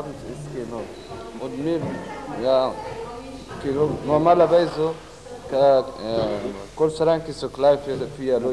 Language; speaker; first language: German; non-native, learner; Arabic